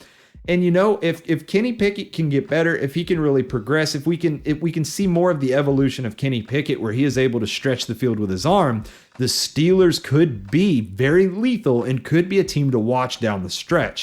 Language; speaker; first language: English; native; English